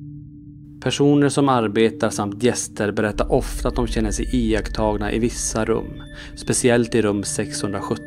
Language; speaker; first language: Swedish; native; Swedish